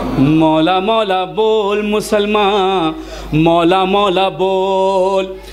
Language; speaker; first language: Urdu; native; Urdu